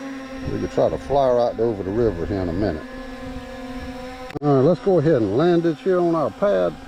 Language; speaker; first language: English; native; English